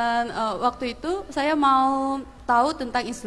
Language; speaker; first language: Indonesian; non-native, fluent; Korean